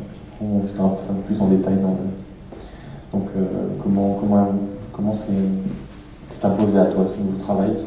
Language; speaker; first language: French; native; French